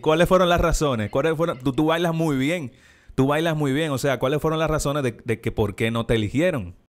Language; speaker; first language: Spanish; native; Spanish